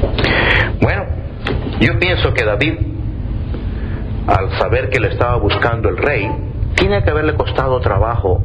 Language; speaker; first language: Spanish; native; Spanish